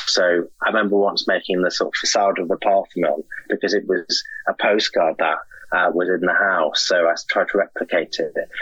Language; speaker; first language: English; native; English